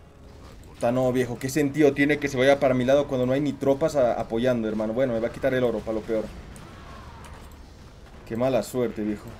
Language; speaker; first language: Spanish; native; Spanish